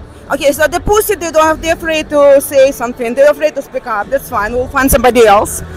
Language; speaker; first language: English; non-native, fluent; Russian